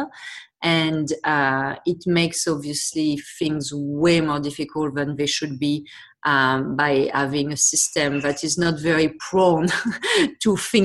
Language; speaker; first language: English; non-native, fluent; French